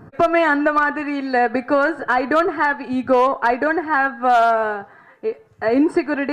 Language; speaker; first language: Tamil; non-native, learner; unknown